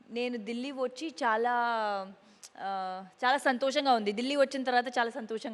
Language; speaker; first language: Telugu; non-native, learner; Punjabi